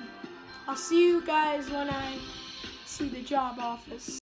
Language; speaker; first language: English; native; English